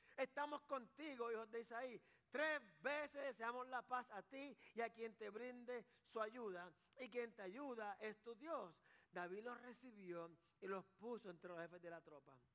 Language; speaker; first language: Spanish; native; Spanish